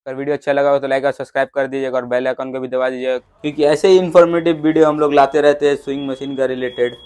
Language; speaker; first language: Hindi; non-native, local second language; Bangla